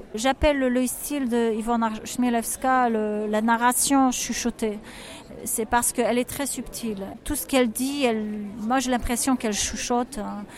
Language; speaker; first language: French; non-native, fluent; Polish